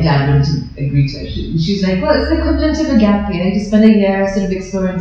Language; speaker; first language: English; native; English